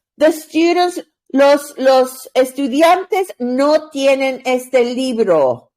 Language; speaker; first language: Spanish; non-native, learner; English